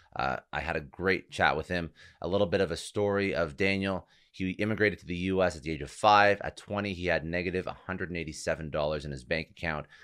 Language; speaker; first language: English; native; English